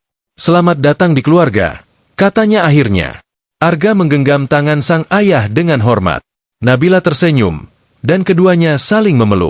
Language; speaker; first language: Indonesian; native; Indonesian